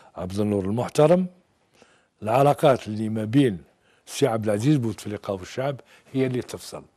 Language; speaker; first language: Arabic; native; Arabic